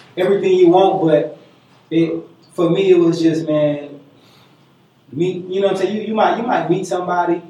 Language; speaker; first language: English; native; English